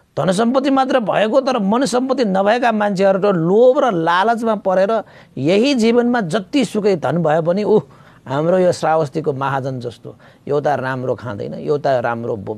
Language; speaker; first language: Nepali; native; Nepali